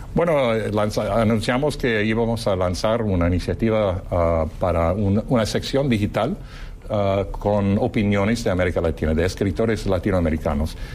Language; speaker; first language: Spanish; non-native, fluent; English